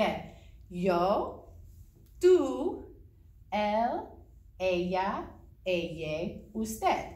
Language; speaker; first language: Spanish; non-native, fluent; English